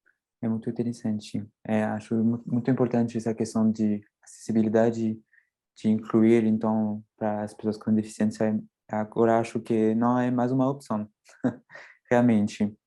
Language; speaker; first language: Portuguese; non-native, fluent; French